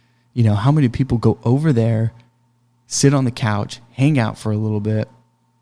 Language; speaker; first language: English; native; English